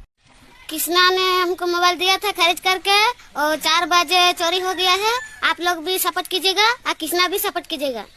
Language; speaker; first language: Hindi; non-native, local second language; Odia